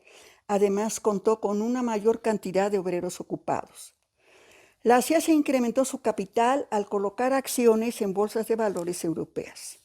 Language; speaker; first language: Spanish; native; Spanish